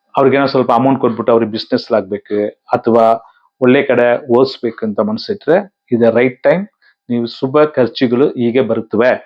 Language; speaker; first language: Kannada; non-native, local second language; Tamil